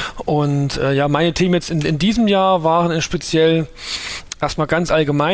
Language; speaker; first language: German; native; German